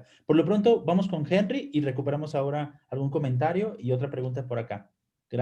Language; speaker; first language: Spanish; native; Spanish